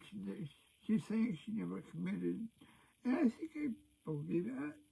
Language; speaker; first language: English; native; English